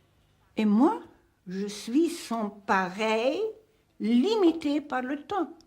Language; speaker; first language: French; non-native, fluent; Hungarian